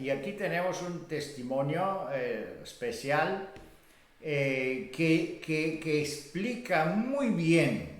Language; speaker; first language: Spanish; non-native, fluent; Bulgarian